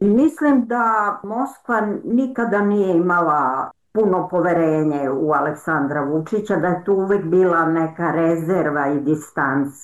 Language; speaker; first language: Serbian; native; Serbian